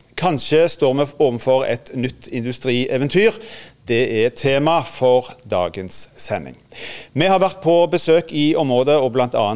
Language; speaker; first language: Norwegian; native; Norwegian